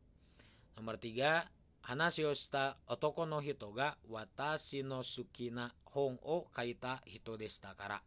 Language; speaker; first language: Japanese; non-native, fluent; Indonesian